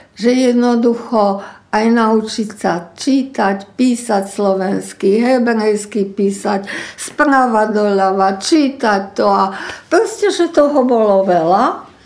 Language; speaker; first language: Slovak; native; Slovak